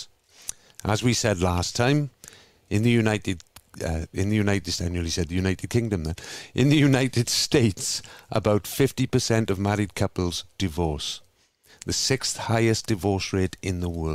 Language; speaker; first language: English; native; English